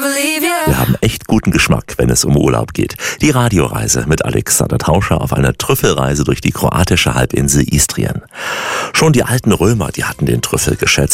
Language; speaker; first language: German; native; German